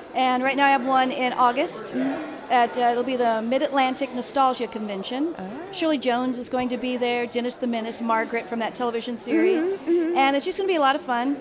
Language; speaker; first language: English; native; English